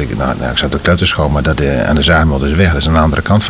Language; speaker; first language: Dutch; native; Dutch